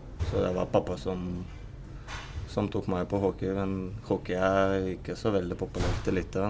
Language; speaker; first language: Norwegian; non-native, fluent; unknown